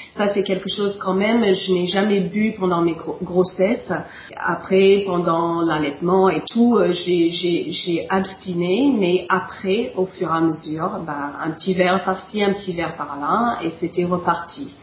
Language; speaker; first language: French; non-native, fluent; English